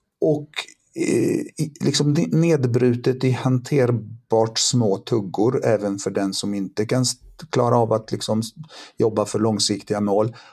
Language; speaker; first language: Swedish; early bilingual, other home language; Polish